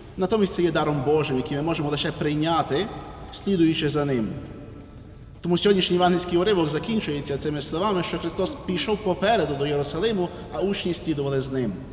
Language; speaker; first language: Ukrainian; native; Ukrainian